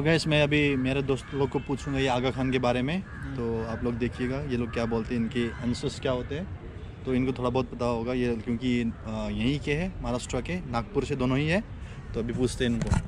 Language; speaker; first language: Hindi; non-native, local second language; Manipuri